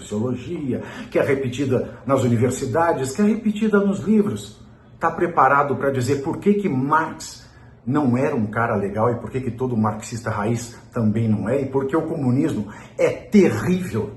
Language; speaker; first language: Portuguese; native; Portuguese